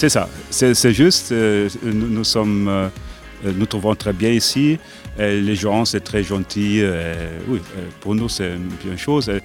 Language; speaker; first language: French; non-native, learner; German